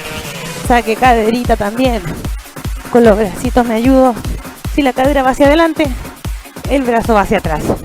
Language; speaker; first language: Spanish; native; Spanish